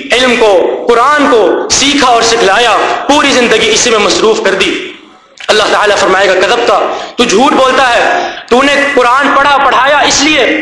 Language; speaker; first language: Urdu; native; Urdu